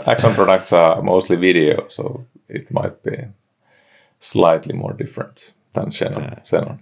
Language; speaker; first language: English; non-native, fluent; Finnish